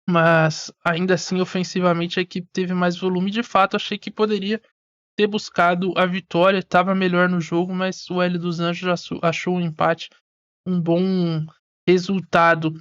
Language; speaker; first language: Portuguese; native; Portuguese